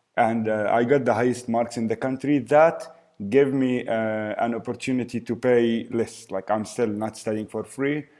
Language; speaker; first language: English; early bilingual, other home language; Arabic